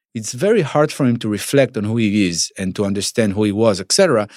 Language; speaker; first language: English; non-native, fluent; Hebrew